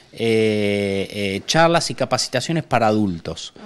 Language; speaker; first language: Spanish; native; Spanish